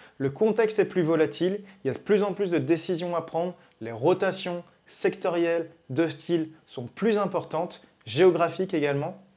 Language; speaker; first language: French; native; French